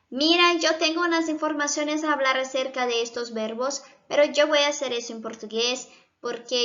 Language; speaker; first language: Spanish; non-native, fluent; Portuguese